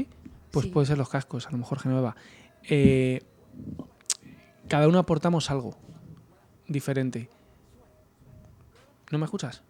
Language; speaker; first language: Spanish; native; Spanish